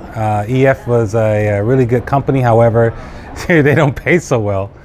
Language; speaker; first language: English; native; English